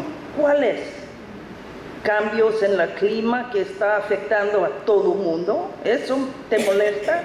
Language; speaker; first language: Spanish; non-native, fluent; English